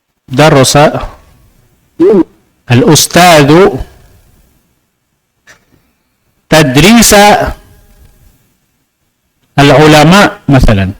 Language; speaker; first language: Arabic; non-native, fluent; Indonesian